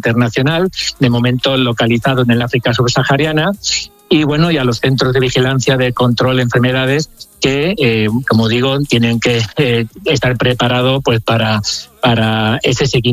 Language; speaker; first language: Spanish; native; Spanish